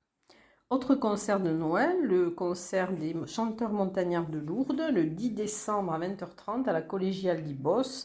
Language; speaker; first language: French; native; French